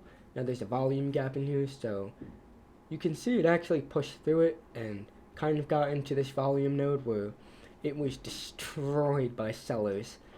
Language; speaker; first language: English; native; English